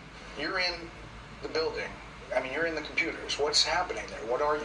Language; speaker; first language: English; native; English